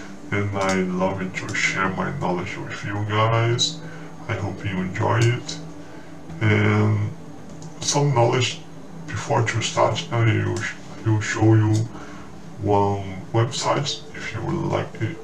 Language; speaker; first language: English; non-native, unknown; Portuguese